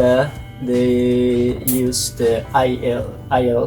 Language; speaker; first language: English; non-native, learner; Indonesian